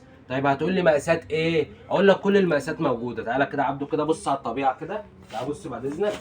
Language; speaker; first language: Arabic; native; Arabic